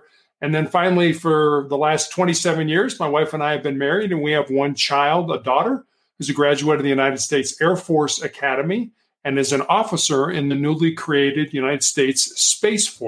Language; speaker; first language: English; native; English